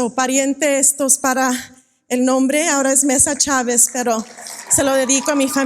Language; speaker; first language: Spanish; early bilingual, other home language; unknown